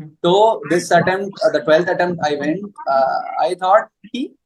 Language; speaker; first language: English; non-native, local second language; Hindi